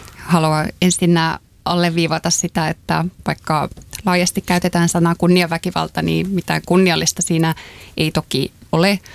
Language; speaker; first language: Finnish; native; Finnish